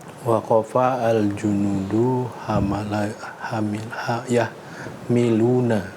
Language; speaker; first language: Arabic; non-native, learner; Indonesian